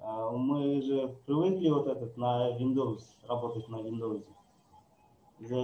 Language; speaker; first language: Russian; non-native, local second language; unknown